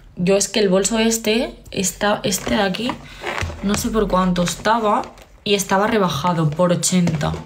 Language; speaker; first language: Spanish; native; Spanish